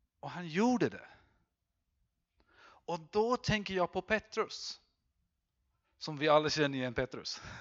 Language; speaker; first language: Swedish; non-native, fluent; English